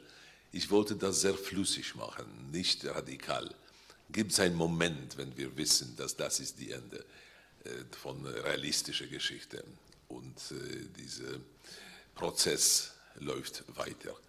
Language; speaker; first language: German; non-native, fluent; Polish